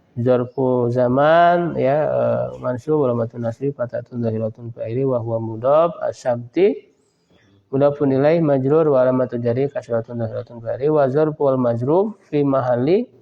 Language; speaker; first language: Arabic; non-native, fluent; Indonesian